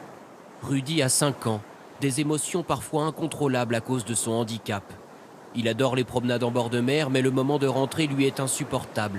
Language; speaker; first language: French; native; French